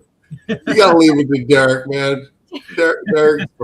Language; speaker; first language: English; native; English